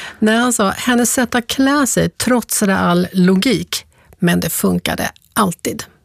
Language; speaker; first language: Swedish; native; Swedish